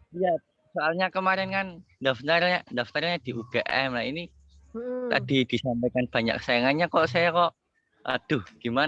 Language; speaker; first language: Indonesian; non-native, local second language; Javanese